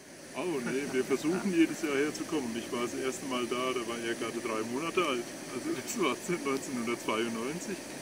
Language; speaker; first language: German; native; German